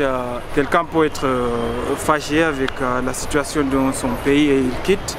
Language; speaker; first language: French; non-native, fluent; Luo (Kenya and Tanzania)